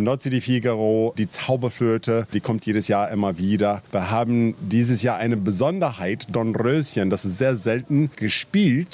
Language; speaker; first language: German; non-native, fluent; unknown